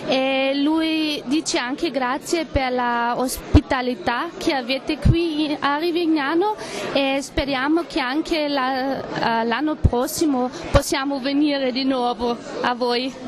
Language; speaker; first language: Italian; non-native, learner; German